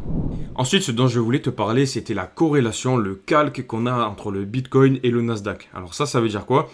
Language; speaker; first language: French; native; French